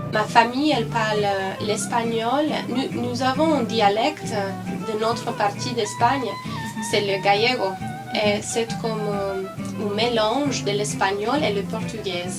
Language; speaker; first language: French; non-native, learner; Spanish